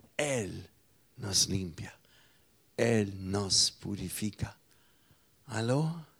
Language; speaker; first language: Spanish; non-native, fluent; English